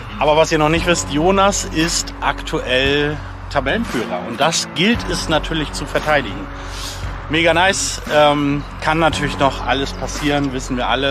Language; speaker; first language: German; native; German